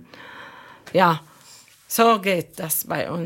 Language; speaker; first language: German; non-native, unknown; Arabic